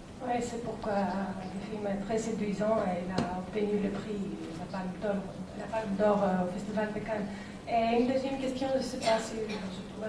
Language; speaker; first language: French; non-native, fluent; Greek